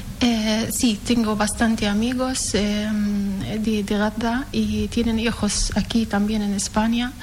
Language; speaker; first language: Spanish; non-native, learner; Arabic